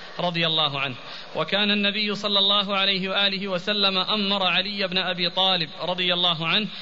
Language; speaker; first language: Arabic; native; Arabic